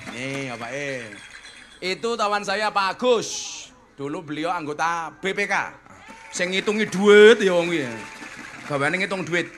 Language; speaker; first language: Indonesian; native; Indonesian